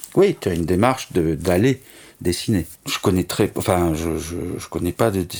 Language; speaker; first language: French; native; French